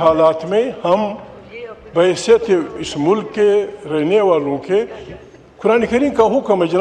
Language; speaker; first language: Urdu; non-native, local second language; Pashto